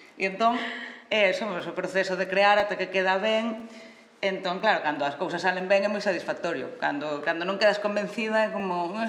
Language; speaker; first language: Galician; non-native, local second language; Spanish